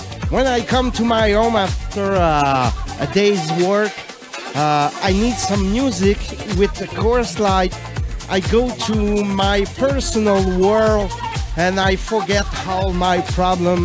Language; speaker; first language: English; non-native, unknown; French